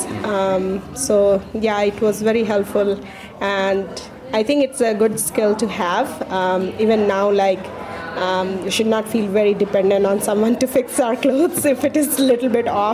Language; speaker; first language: English; non-native, local second language; Hindi